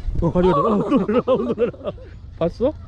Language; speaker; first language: Korean; native; Korean